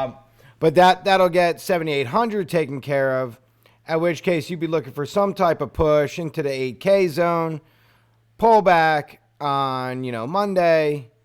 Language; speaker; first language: English; native; English